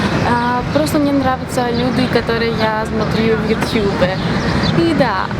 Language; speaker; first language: Russian; non-native, fluent; Greek